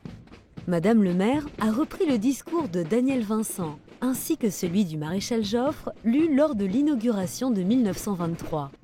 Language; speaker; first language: French; native; French